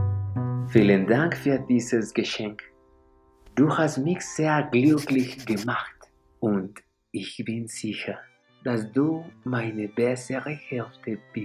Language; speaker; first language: German; non-native, learner; Spanish